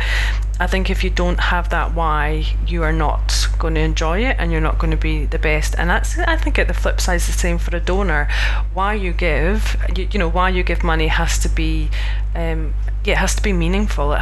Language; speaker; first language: English; native; English